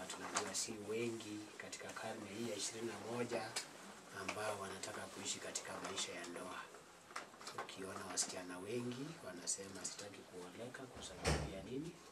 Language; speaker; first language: Swahili; non-native, local second language; Kalenjin